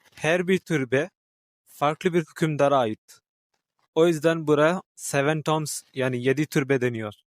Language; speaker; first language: Turkish; non-native, fluent; Urdu